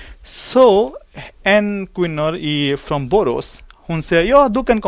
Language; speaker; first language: Swedish; non-native, learner; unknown